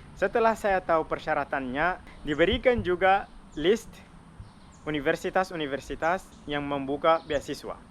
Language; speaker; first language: Indonesian; non-native, fluent; Arabic